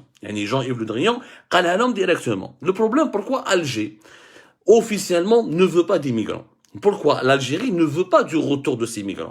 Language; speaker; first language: French; non-native, local second language; Arabic